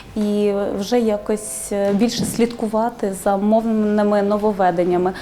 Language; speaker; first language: Ukrainian; non-native, local second language; Russian